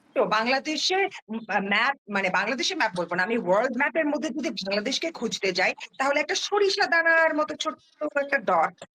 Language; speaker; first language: Bangla; early bilingual, heritage; Bangla